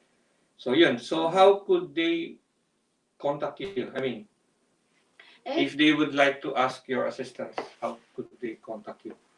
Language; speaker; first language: English; non-native, local second language; Filipino